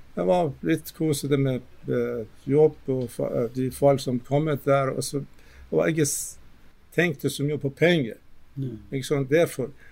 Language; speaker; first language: Norwegian; non-native, fluent; Persian